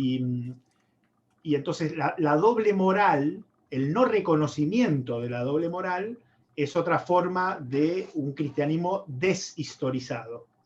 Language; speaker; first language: Spanish; native; Spanish